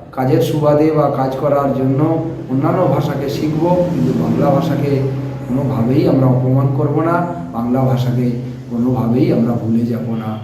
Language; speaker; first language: Bangla; native; Bangla